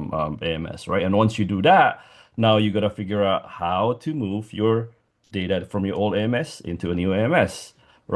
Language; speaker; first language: English; non-native, fluent; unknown